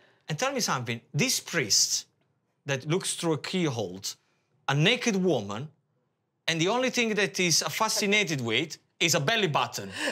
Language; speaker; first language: English; non-native, fluent; Italian